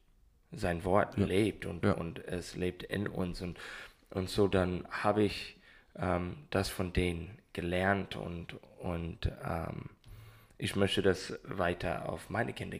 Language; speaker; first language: German; non-native, learner; English